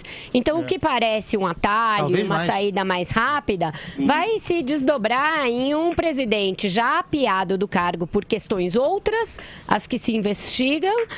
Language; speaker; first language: Portuguese; native; Portuguese